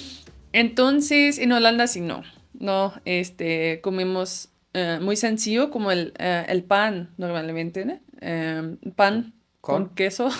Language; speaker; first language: Spanish; non-native, fluent; Dutch